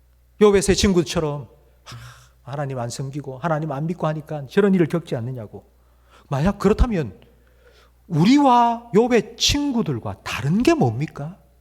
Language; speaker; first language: Korean; native; Korean